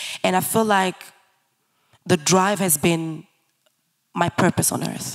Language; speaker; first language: English; early bilingual, other home language; Lingala